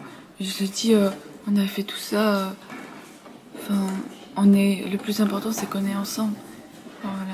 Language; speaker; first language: French; early bilingual, other home language; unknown